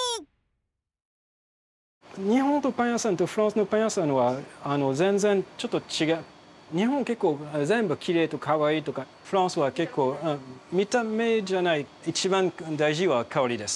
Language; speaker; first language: Japanese; non-native, learner; French